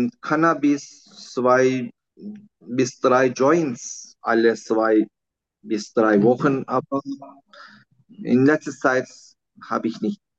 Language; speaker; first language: German; non-native, learner; Turkish